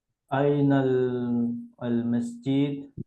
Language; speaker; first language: Arabic; non-native, learner; Indonesian